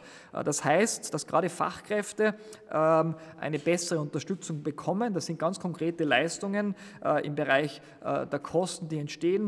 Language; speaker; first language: German; native; German